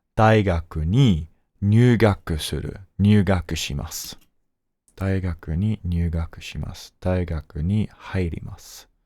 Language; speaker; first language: Japanese; non-native, learner; English